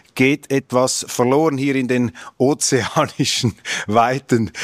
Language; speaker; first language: German; native; German